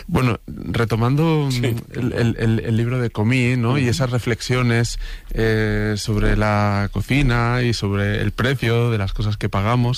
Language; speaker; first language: Spanish; native; Spanish